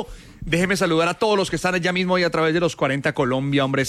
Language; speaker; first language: Spanish; native; Spanish